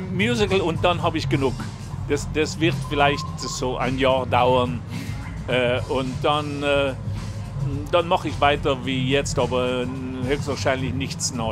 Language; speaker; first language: German; non-native, local second language; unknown